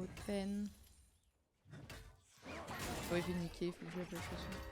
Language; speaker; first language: French; native; French